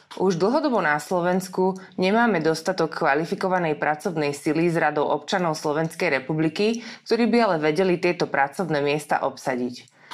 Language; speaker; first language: Slovak; native; Slovak